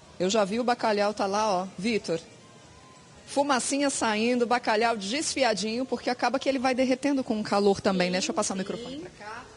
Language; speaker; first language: Portuguese; native; Portuguese